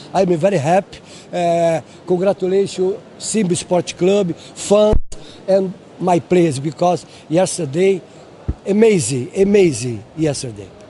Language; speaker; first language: English; non-native, learner; Portuguese